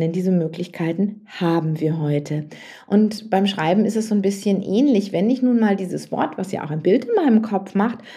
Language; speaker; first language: German; native; German